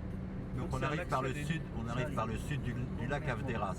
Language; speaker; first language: French; native; French